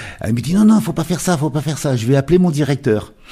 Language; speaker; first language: French; native; French